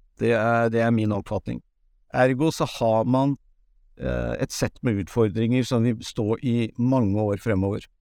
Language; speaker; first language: Norwegian; native; Norwegian